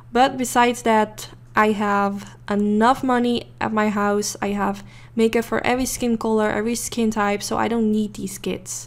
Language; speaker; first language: English; non-native, fluent; Dutch